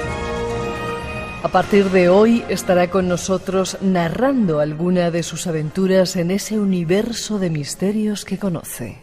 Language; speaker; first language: Spanish; native; Spanish